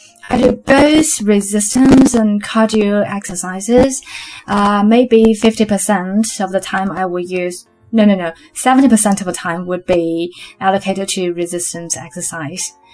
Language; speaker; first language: English; non-native, fluent; Chinese